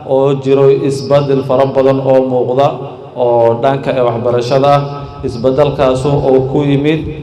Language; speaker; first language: Somali; native; Somali